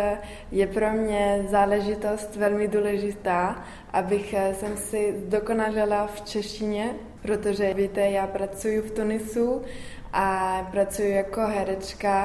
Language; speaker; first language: Czech; early bilingual, heritage; Arabic